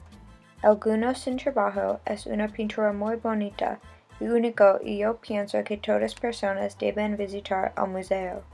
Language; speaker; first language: Spanish; non-native, learner; English